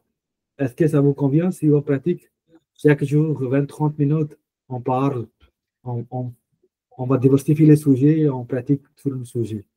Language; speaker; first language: French; non-native, fluent; Punjabi